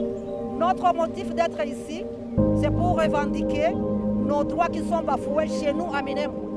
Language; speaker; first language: French; non-native, local second language; Kinyarwanda